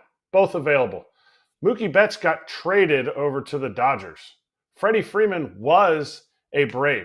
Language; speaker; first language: English; native; English